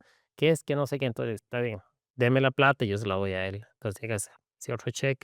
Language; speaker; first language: Spanish; native; Spanish